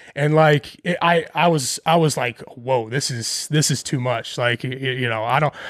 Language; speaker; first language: English; native; English